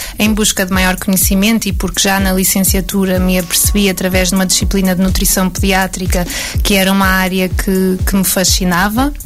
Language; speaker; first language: Portuguese; native; Portuguese